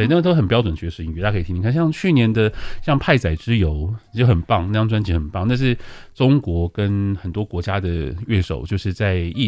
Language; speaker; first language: Chinese; native; Chinese